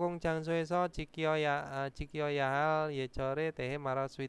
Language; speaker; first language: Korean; non-native, learner; Indonesian